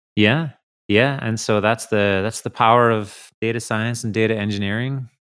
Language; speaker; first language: English; native; English